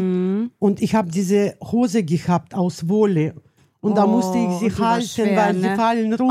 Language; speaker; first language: German; non-native, learner; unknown